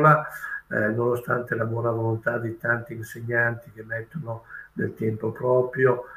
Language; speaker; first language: Italian; native; Italian